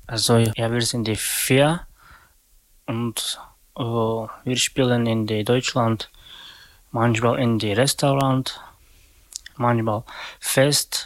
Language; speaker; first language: German; non-native, learner; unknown